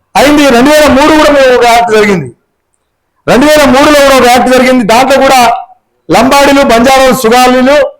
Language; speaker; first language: Telugu; non-native, local second language; Lambadi